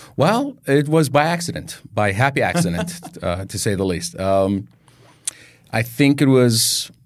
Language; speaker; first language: English; non-native, fluent; Arabic